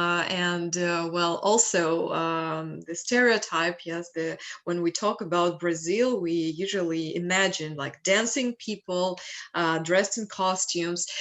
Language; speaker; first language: English; non-native, fluent; Russian